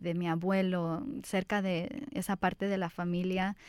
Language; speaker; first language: Spanish; early bilingual, heritage; Spanish